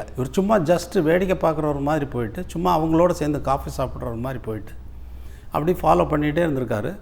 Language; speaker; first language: Tamil; native; Tamil